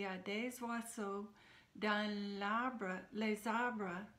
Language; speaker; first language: French; non-native, fluent; English